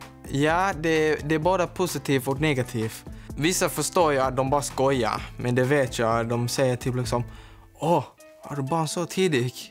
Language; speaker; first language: Swedish; non-native, learner; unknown